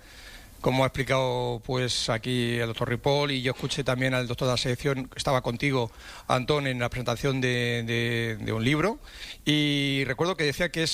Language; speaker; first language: Spanish; native; Spanish